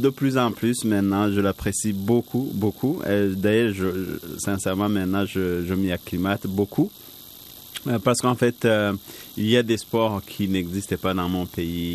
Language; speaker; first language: French; non-native, local second language; Rundi